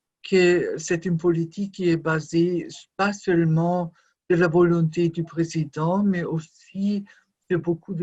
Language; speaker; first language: French; non-native, fluent; German